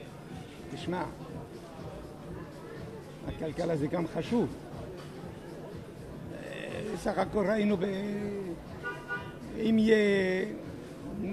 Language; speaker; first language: Hebrew; non-native, fluent; French